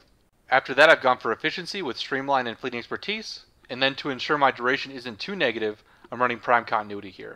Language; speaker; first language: English; native; English